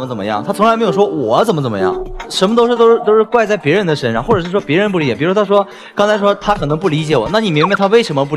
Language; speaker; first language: Chinese; native; Chinese